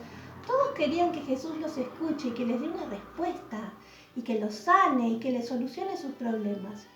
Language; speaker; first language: Spanish; native; Spanish